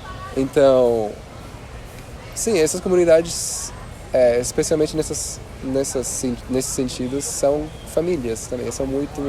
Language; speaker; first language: Portuguese; non-native, fluent; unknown